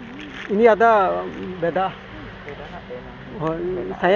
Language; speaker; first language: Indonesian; non-native, learner; Bangla